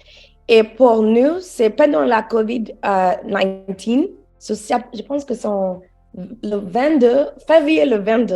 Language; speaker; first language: French; non-native, learner; English